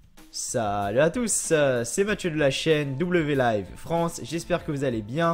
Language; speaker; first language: French; native; French